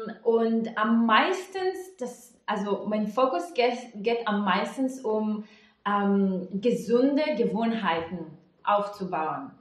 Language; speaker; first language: German; non-native, fluent; Hebrew